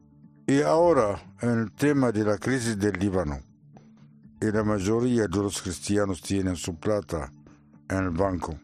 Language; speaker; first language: Spanish; non-native, learner; Arabic